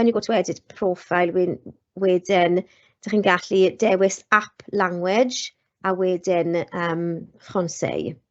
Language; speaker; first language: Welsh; non-native, local second language; English